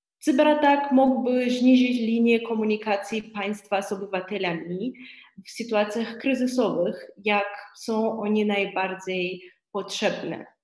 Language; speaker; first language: Polish; non-native, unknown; Romanian